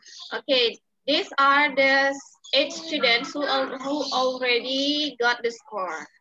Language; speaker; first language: English; non-native, fluent; Balinese